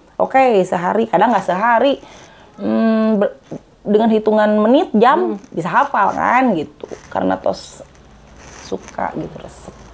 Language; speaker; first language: Indonesian; non-native, local second language; Sundanese